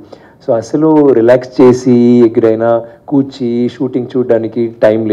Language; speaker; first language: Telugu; non-native, fluent; Tamil